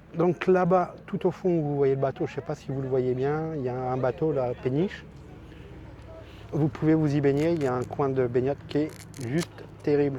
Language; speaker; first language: French; native; French